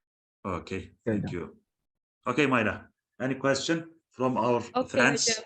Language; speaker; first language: English; non-native, fluent; Turkish